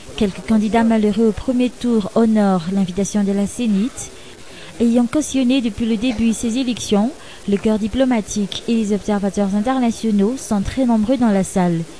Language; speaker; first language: French; non-native, local second language; Malagasy